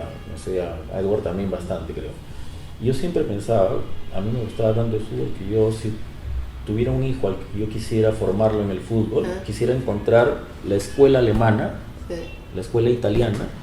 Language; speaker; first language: Spanish; native; Spanish